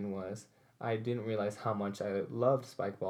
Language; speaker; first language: English; native; English